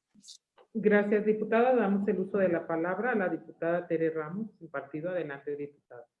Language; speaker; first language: Spanish; native; Spanish